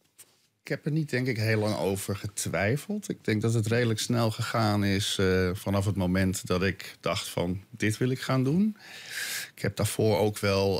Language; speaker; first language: Dutch; native; Dutch